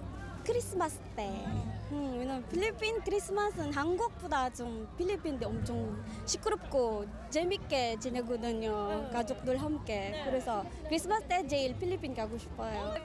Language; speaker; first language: Korean; non-native, learner; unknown